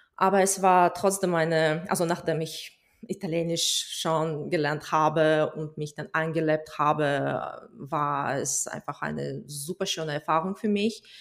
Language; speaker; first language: German; non-native, fluent; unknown